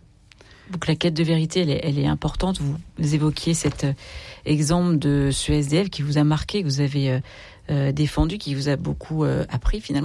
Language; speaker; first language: French; native; French